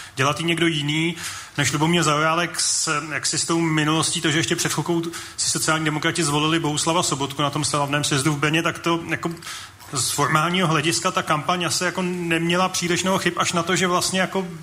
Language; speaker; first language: Czech; native; Czech